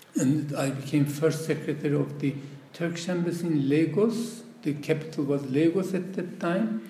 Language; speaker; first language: English; non-native, fluent; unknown